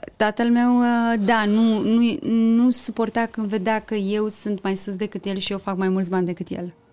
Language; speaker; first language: Romanian; early bilingual, heritage; Romanian